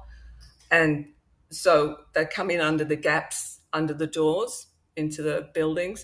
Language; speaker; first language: English; native; English